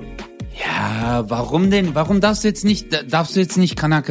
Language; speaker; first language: German; early bilingual, other home language; Turkish